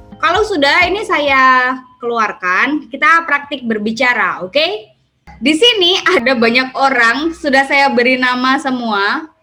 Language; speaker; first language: Indonesian; native; Indonesian